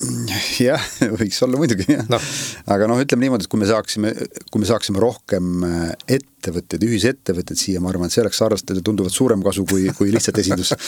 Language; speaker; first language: Estonian; native; Estonian